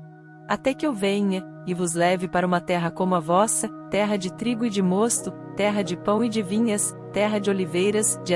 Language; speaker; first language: Portuguese; native; Portuguese